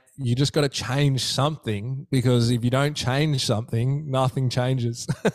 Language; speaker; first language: English; native; English